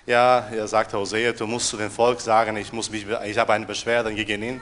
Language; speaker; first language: German; non-native, fluent; Portuguese